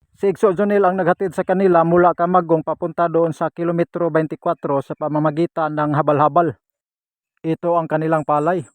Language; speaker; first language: Filipino; non-native, local second language; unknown